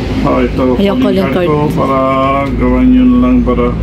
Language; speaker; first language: Filipino; non-native, learner; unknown